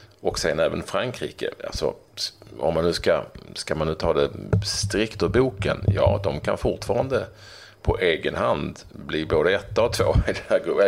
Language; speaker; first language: Swedish; native; Swedish